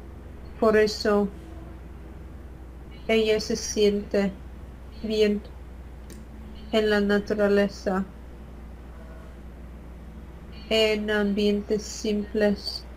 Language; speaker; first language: Spanish; non-native, fluent; Latvian